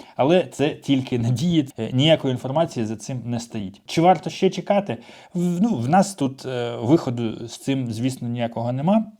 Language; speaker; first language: Ukrainian; non-native, local second language; Russian